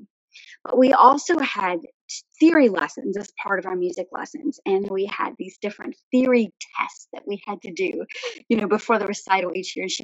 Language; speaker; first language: English; native; English